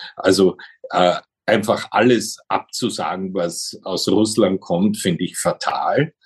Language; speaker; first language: German; native; German